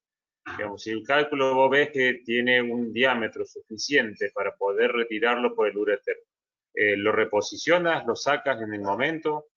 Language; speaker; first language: Spanish; native; Spanish